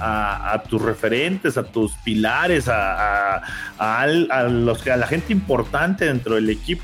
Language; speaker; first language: Spanish; native; Spanish